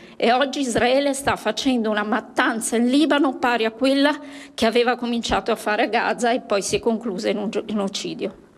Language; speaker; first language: Italian; native; Italian